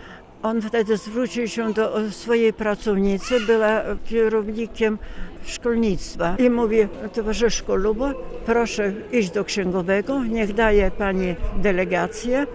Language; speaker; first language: Polish; non-native, local second language; Ukrainian